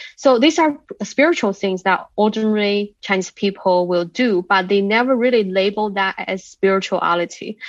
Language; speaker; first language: English; non-native, fluent; Chinese